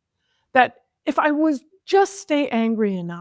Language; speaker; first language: English; native; English